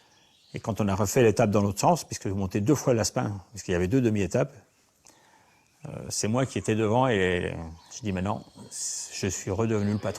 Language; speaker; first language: French; native; French